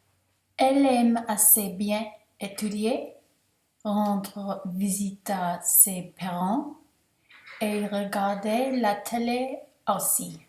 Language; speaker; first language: French; non-native, learner; English